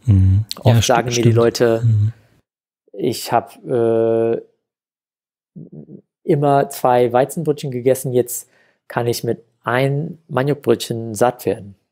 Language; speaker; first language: German; non-native, fluent; English